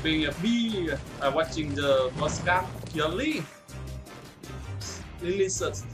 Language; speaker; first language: English; non-native, learner; Vietnamese